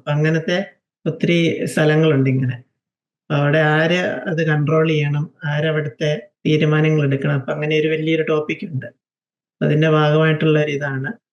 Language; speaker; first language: Malayalam; native; Malayalam